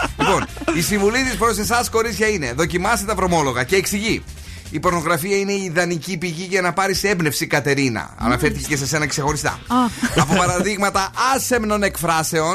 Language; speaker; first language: Greek; native; Greek